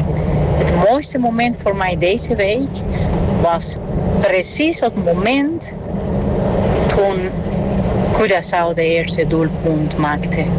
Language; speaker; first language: Dutch; non-native, local second language; Papiamento